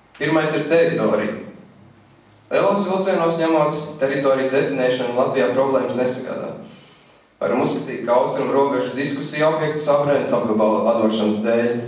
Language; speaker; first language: Latvian; early bilingual, heritage; Latvian